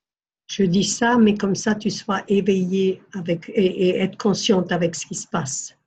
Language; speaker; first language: French; non-native, fluent; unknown